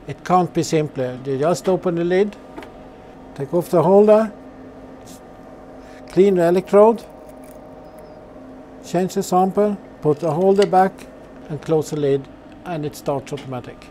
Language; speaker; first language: English; non-native, fluent; Swedish